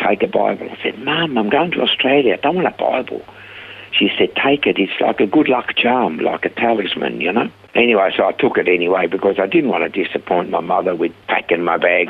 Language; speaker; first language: English; non-native, fluent; Swiss German